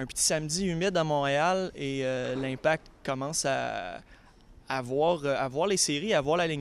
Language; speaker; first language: French; native; French